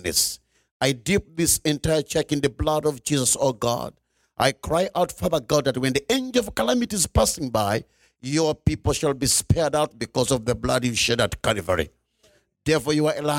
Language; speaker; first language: English; non-native, local second language; Ganda